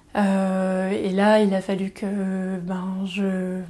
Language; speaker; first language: French; native; French